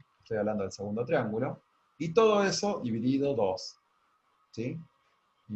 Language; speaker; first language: Spanish; native; Spanish